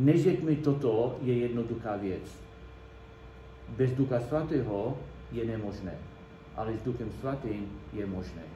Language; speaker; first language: Czech; non-native, learner; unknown